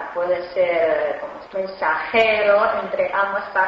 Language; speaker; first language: Spanish; non-native, fluent; Chinese